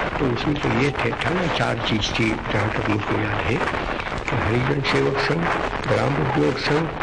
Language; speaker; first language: Hindi; non-native, local second language; Gujarati